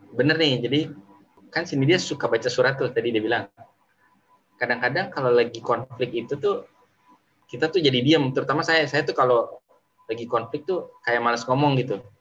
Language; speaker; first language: Indonesian; native; Indonesian